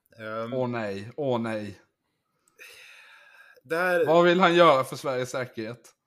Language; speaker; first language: Swedish; native; Swedish